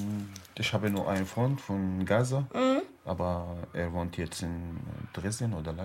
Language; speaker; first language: German; non-native, learner; Arabic